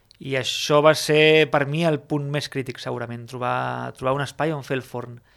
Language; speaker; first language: Catalan; native; Catalan